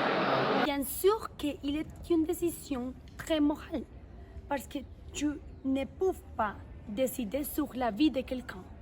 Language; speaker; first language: French; non-native, learner; Spanish